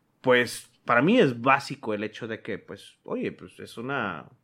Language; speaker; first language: Spanish; native; Spanish